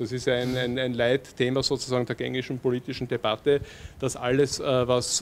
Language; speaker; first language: German; native; German